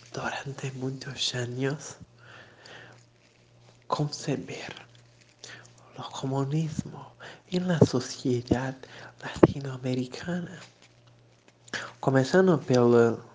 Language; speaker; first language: Spanish; non-native, learner; Portuguese